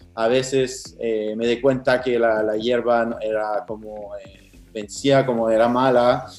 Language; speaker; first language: Spanish; non-native, fluent; English